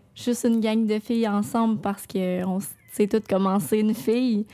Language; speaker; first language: French; native; French